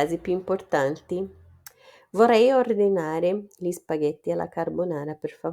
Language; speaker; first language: Italian; non-native, fluent; Portuguese